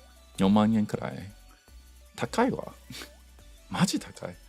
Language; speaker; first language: Japanese; non-native, learner; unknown